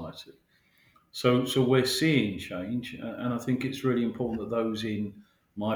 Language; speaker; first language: English; native; English